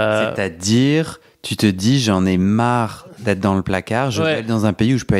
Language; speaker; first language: French; native; French